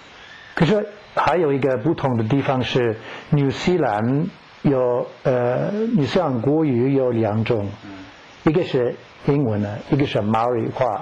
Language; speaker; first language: Chinese; non-native, fluent; English